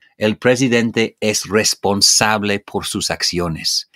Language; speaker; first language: Spanish; non-native, fluent; English